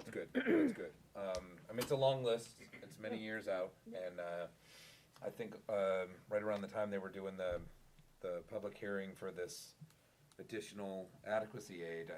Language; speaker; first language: English; native; English